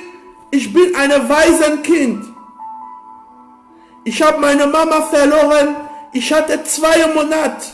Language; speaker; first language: German; non-native, fluent; French